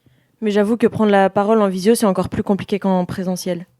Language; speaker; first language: French; native; French